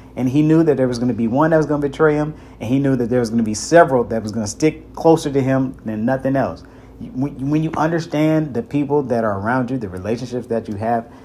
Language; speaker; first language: English; native; English